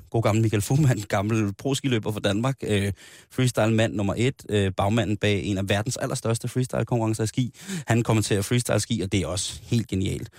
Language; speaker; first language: Danish; native; Danish